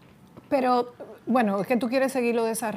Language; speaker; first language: Spanish; native; Spanish